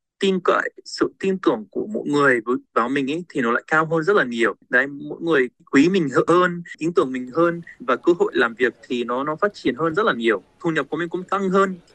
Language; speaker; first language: Vietnamese; non-native, fluent; Arabic